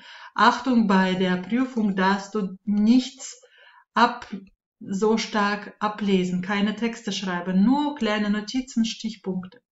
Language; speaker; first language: German; non-native, fluent; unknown